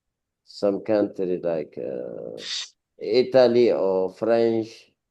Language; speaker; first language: English; non-native, learner; Arabic